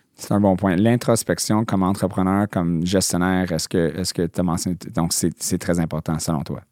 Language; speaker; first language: French; non-native, local second language; English